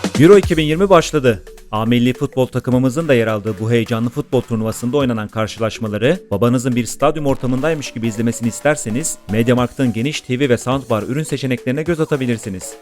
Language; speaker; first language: Turkish; native; Turkish